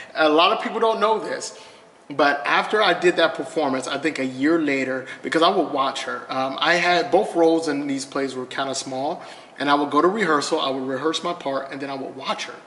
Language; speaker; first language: English; native; English